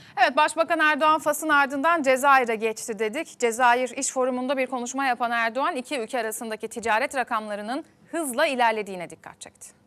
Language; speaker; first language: Turkish; native; Turkish